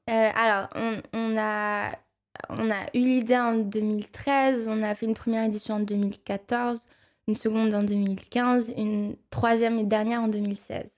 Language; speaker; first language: French; non-native, local second language; Arabic